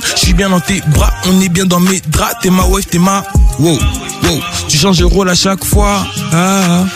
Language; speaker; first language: French; native; French